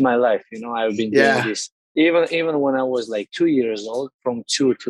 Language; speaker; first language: English; non-native, fluent; Russian